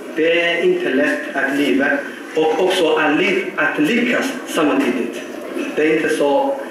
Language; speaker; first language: Swedish; non-native, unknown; Somali